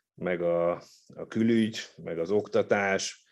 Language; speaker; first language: Hungarian; native; Hungarian